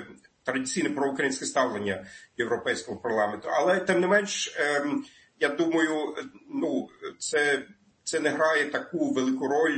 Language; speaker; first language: Ukrainian; non-native, fluent; German